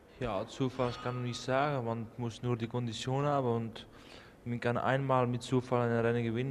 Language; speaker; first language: German; non-native, learner; Dutch